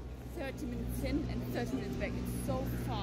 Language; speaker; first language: English; non-native, fluent; German